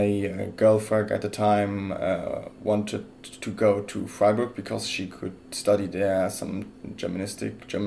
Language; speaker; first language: English; non-native, fluent; Luxembourgish